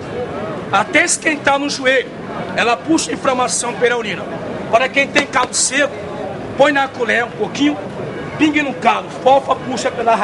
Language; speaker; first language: Portuguese; native; Portuguese